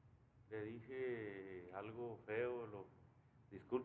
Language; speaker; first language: Spanish; native; Spanish